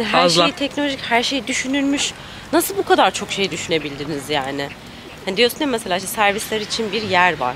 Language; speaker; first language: Turkish; native; Turkish